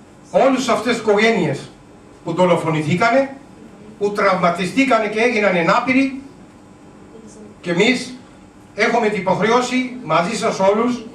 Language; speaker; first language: Greek; non-native, learner; Urdu